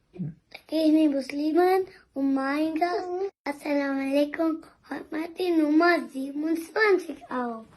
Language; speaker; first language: German; early bilingual, other home language; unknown